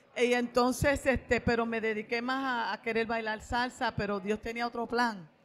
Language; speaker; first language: Spanish; native; Spanish